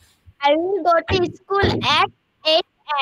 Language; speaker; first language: English; non-native, learner; Bangla